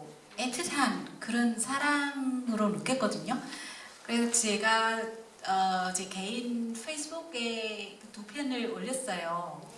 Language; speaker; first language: Korean; non-native, fluent; Vietnamese